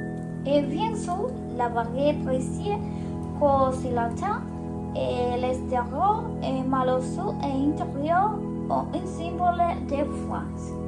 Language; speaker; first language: French; non-native, learner; Spanish